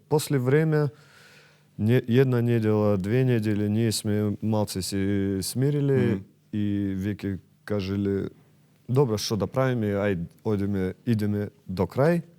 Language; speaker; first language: Macedonian; non-native, learner; Russian